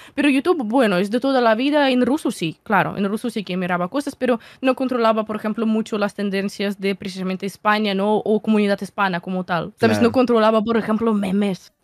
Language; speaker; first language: Spanish; non-native, fluent; Russian